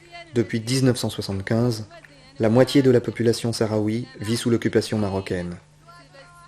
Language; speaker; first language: French; native; French